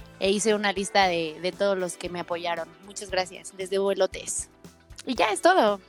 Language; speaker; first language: Spanish; native; Spanish